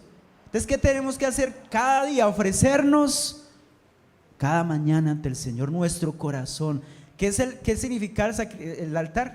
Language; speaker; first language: Spanish; native; Spanish